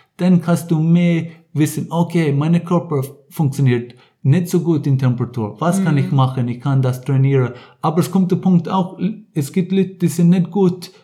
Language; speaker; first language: German; non-native, fluent; English